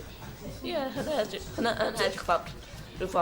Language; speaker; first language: Welsh; non-native, local second language; English